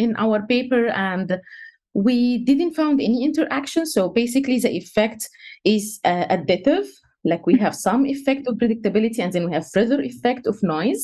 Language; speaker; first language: English; non-native, fluent; Arabic